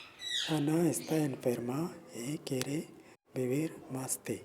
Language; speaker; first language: Spanish; non-native, learner; Urdu